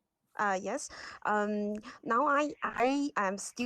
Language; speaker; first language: English; non-native, learner; Chinese